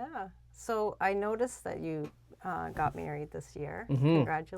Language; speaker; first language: English; native; English